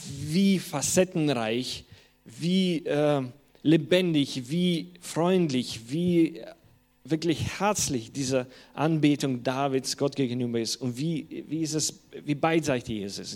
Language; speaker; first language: German; non-native, fluent; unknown